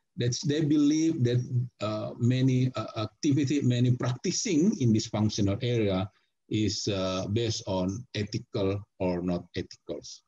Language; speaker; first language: English; non-native, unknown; Indonesian